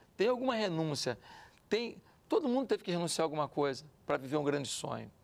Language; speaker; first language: Portuguese; native; Portuguese